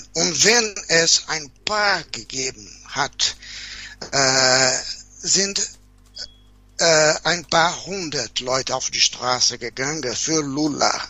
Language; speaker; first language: German; non-native, fluent; Portuguese